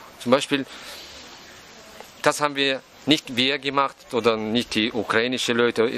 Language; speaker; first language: German; non-native, fluent; Russian